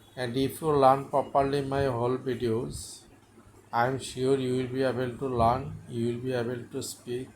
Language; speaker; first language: English; non-native, local second language; Bangla